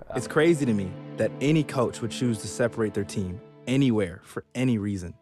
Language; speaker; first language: English; native; English